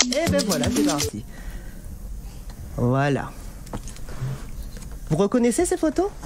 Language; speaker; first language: French; native; French